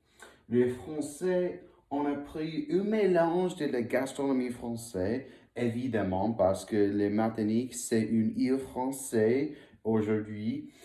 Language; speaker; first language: French; non-native, learner; English